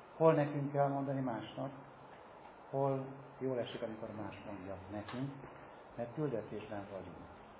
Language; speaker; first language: Hungarian; native; Hungarian